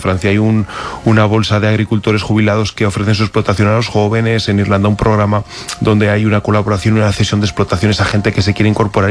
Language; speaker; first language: Spanish; native; Spanish